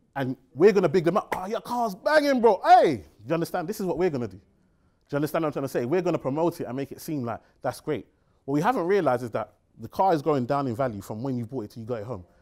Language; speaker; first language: English; native; English